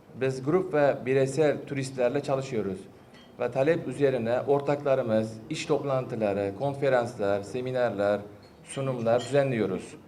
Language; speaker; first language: Turkish; non-native, learner; Uzbek